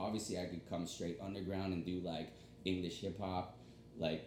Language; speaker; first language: English; native; English